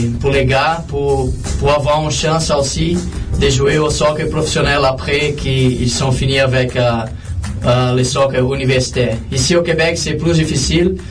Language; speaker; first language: French; non-native, learner; Portuguese